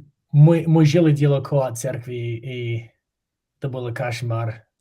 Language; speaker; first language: Russian; non-native, learner; English